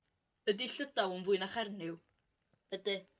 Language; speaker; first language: Welsh; non-native, learner; English